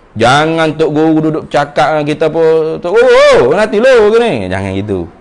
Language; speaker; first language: Malay; native; Malay